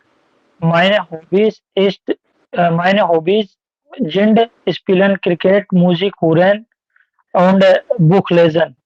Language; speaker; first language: German; non-native, learner; Hindi